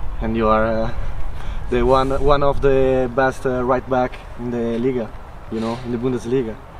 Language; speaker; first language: English; non-native, learner; Italian